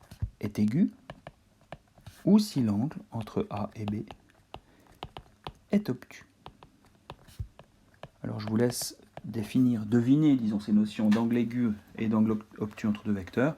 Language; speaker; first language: French; native; French